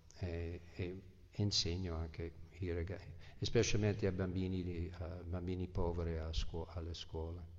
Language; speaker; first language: Italian; non-native, fluent; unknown